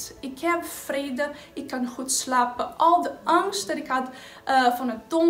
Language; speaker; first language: Dutch; non-native, fluent; Portuguese